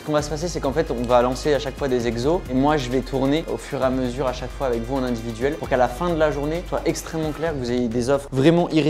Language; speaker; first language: French; native; French